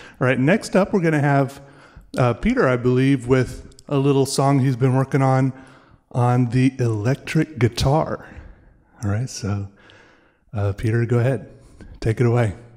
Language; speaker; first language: English; native; English